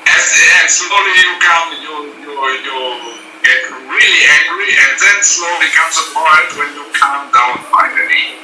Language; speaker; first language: English; non-native, fluent; German